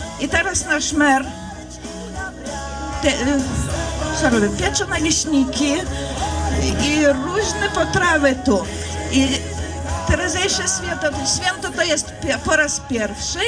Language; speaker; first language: Polish; non-native, fluent; Ukrainian